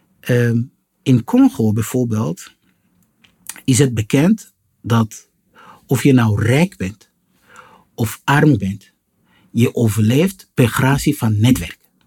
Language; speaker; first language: Dutch; non-native, fluent; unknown